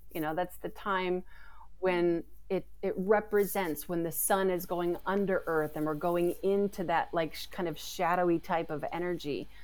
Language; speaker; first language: English; native; English